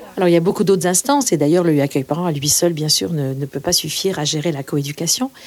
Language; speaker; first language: French; native; French